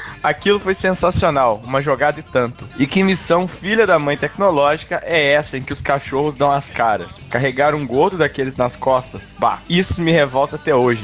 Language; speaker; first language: Portuguese; native; Portuguese